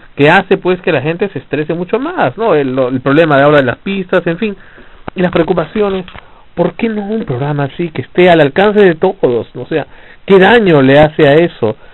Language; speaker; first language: Spanish; native; Spanish